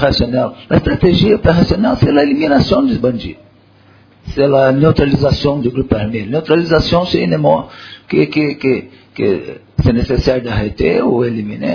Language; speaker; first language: French; non-native, learner; Portuguese